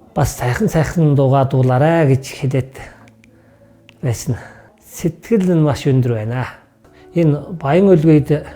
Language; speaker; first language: Mongolian; non-native, local second language; Kazakh